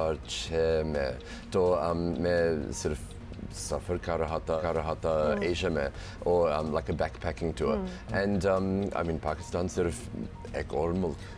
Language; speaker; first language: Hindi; non-native, learner; English